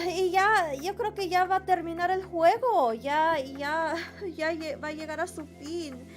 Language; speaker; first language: Spanish; early bilingual, heritage; Spanish